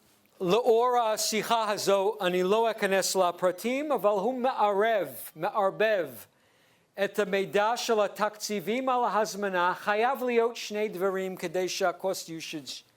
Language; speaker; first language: Hebrew; non-native, fluent; English